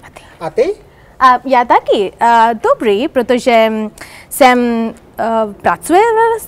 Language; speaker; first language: Czech; non-native, learner; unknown